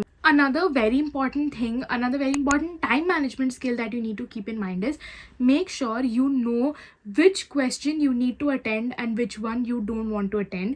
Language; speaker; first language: English; non-native, local second language; Hindi